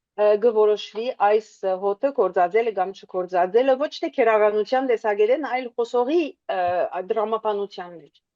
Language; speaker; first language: Armenian; early bilingual, heritage; Armenian